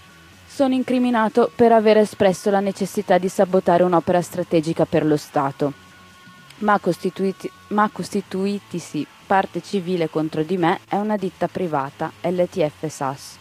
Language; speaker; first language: Italian; native; Italian